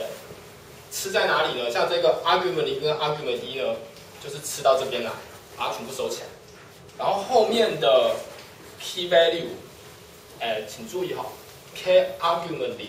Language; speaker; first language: Chinese; native; Chinese